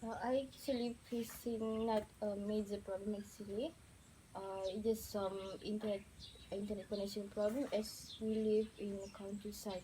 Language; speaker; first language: English; non-native, learner; Malay